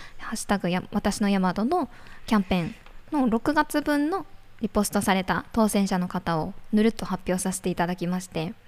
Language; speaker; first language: Japanese; native; Japanese